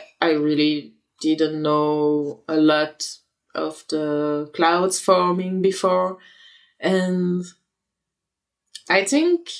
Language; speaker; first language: English; non-native, fluent; French